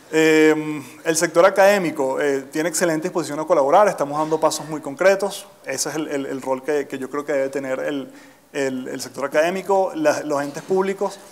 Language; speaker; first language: Spanish; native; Spanish